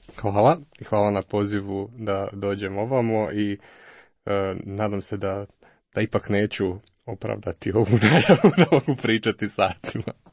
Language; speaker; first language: Croatian; native; Croatian